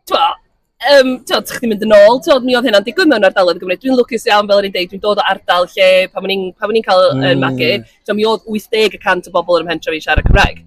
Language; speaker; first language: Welsh; native; Welsh